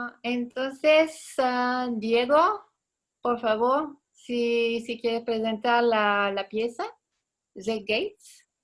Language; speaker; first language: Spanish; non-native, fluent; French